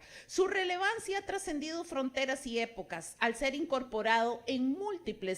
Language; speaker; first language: Spanish; native; Spanish